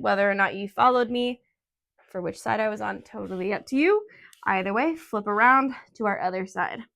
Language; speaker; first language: English; native; English